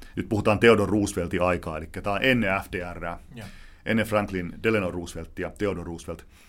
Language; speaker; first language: Finnish; native; Finnish